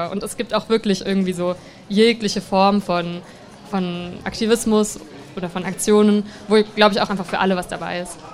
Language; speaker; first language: German; native; German